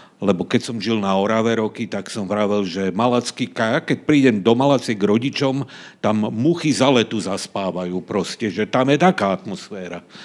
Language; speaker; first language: Slovak; native; Slovak